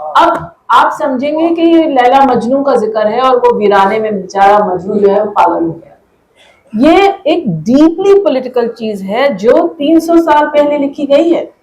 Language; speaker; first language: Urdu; native; Urdu